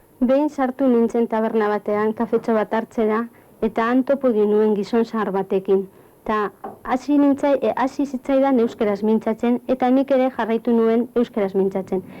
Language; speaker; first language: Basque; early bilingual, other home language; Galician